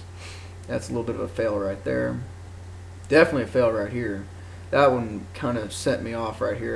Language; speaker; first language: English; native; English